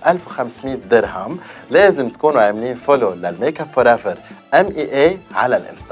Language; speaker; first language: Arabic; native; Arabic